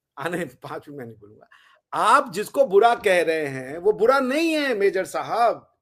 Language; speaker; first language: Hindi; native; Hindi